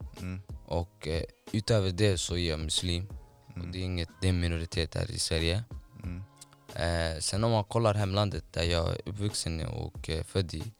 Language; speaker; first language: Swedish; non-native, fluent; Somali